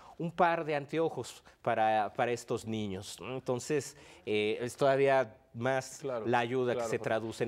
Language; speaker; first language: Spanish; native; Spanish